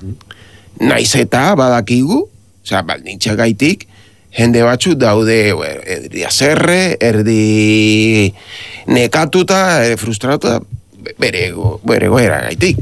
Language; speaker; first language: Basque; non-native, learner; Spanish